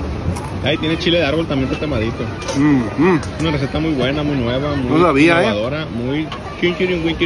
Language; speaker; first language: Spanish; native; Spanish